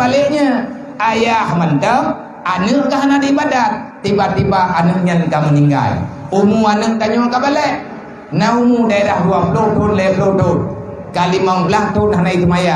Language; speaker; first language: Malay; non-native, local second language; Achinese